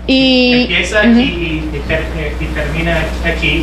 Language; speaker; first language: Spanish; non-native, fluent; English